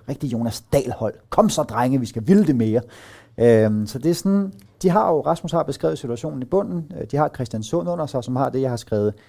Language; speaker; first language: Danish; native; Danish